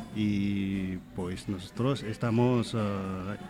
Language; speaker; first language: Spanish; non-native, learner; Nepali